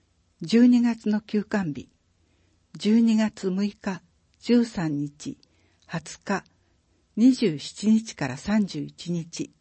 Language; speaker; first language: Japanese; native; Japanese